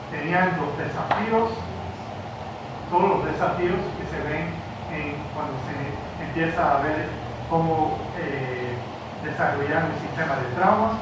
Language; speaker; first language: Spanish; early bilingual, heritage; Spanish